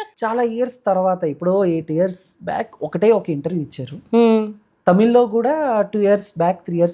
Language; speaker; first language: Telugu; native; Telugu